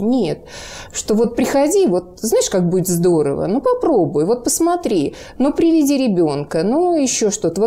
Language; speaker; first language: Russian; native; Russian